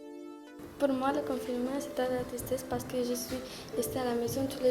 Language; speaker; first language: French; non-native, learner; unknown